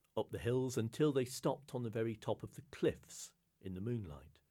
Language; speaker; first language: English; native; English